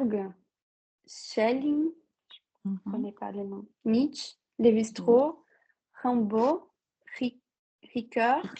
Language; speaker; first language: French; non-native, fluent; Portuguese